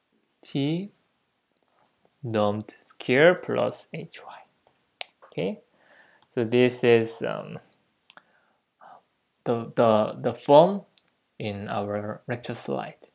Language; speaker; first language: English; non-native, fluent; Korean